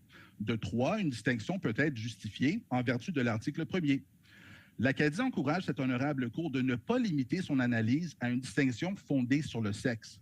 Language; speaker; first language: French; native; French